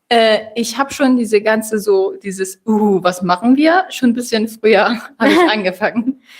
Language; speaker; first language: German; non-native, fluent; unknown